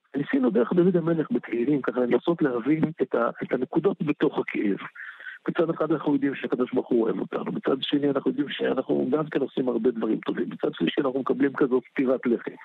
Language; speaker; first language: Hebrew; native; Hebrew